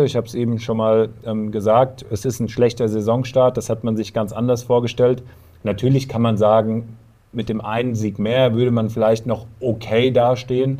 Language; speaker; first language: German; native; German